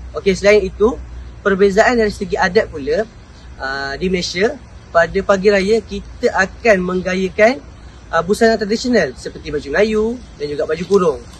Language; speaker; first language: Malay; native; Malay